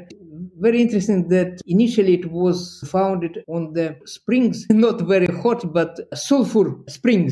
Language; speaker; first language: English; non-native, fluent; Russian